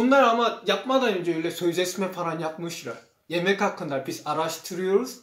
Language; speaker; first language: Turkish; non-native, learner; Korean